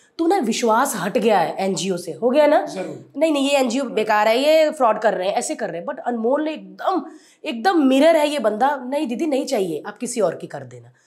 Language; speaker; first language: Hindi; non-native, local second language; Punjabi